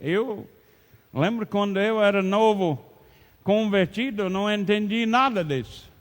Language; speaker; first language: Portuguese; non-native, learner; English